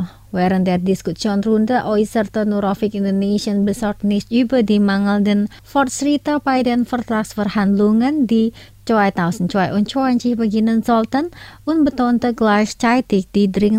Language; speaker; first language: German; non-native, fluent; Indonesian